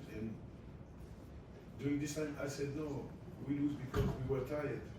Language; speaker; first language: English; non-native, fluent; French